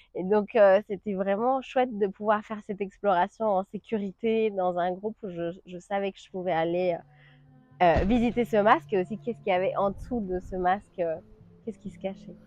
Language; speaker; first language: French; non-native, fluent; Spanish